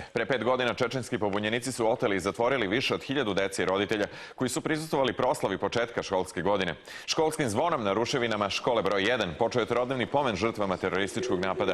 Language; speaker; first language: Serbian; native; Serbian